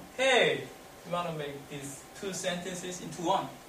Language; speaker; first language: English; non-native, fluent; Korean